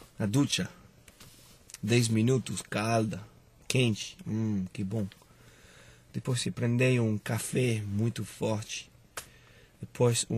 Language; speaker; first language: Portuguese; non-native, learner; Spanish